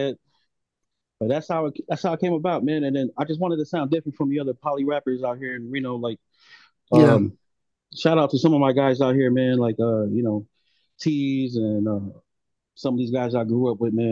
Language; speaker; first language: English; native; English